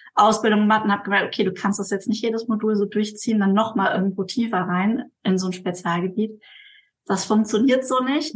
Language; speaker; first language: German; native; German